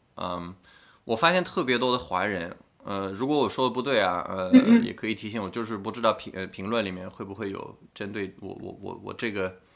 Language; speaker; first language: Chinese; non-native, fluent; French